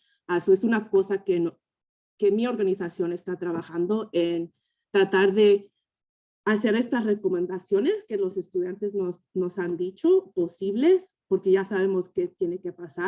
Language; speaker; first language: Spanish; early bilingual, heritage; Spanish